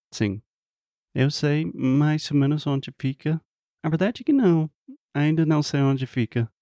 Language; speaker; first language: Portuguese; non-native, fluent; English